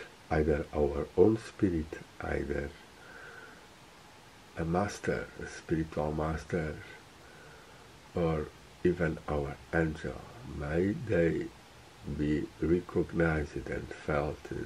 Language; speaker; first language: English; non-native, fluent; Portuguese